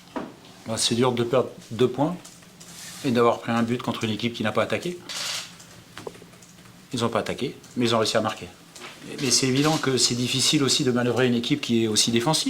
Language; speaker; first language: French; native; French